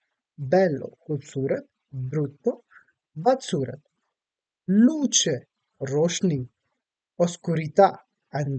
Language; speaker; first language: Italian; non-native, learner; Urdu